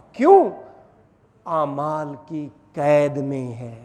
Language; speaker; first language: Urdu; native; Urdu